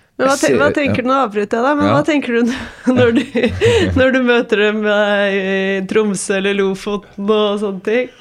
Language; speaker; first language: Norwegian; native; Norwegian